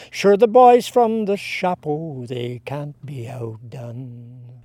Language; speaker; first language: English; native; English